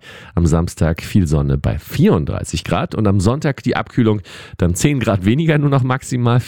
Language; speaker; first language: German; native; German